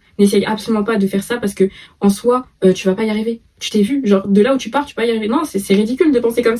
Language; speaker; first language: French; native; French